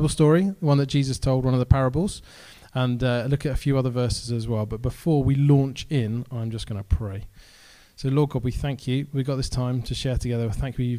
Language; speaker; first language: English; native; English